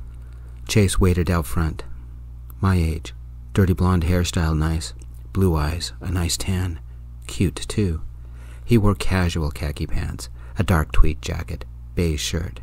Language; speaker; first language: English; native; English